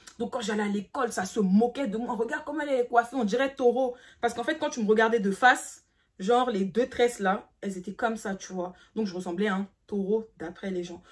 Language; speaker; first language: French; early bilingual, other home language; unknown